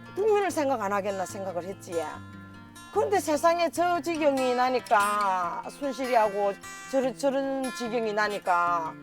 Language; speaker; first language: Korean; native; Korean